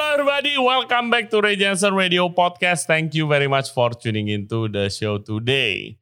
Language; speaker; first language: English; non-native, fluent; Indonesian